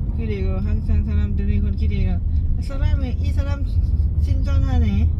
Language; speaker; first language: Korean; non-native, learner; Lao